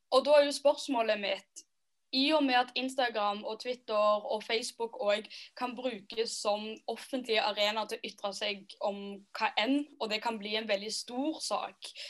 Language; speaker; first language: Norwegian; native; Norwegian